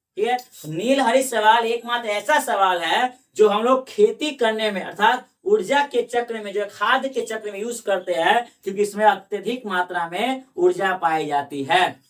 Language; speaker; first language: Hindi; native; Hindi